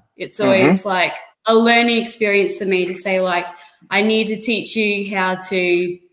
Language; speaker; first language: English; native; English